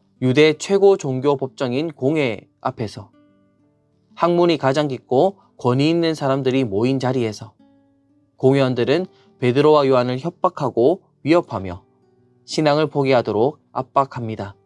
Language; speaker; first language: Korean; native; Korean